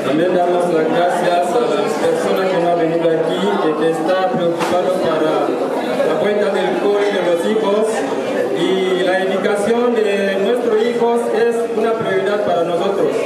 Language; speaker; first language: Spanish; non-native, learner; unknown